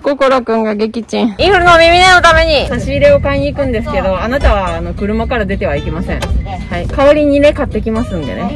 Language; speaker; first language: Japanese; native; Japanese